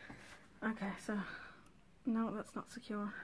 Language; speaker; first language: English; native; English